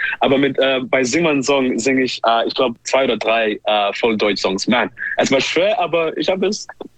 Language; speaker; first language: German; non-native, learner; English